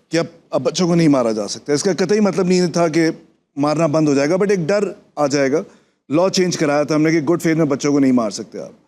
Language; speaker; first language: Urdu; native; Urdu